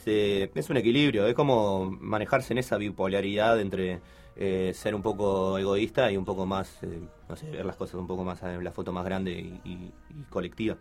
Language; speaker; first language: Spanish; native; Spanish